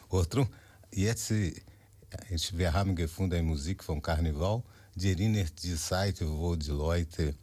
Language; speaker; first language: German; non-native, learner; Portuguese